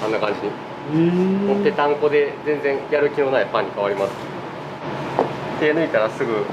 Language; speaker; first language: Japanese; native; Japanese